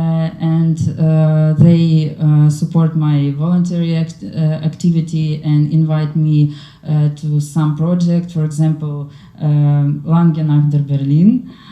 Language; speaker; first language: English; non-native, learner; Ukrainian